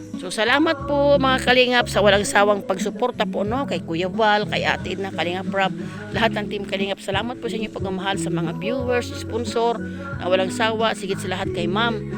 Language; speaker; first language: Filipino; non-native, local second language; Masbatenyo